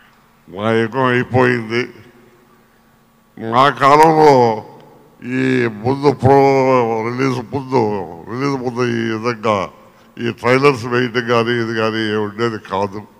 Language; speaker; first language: Telugu; native; Telugu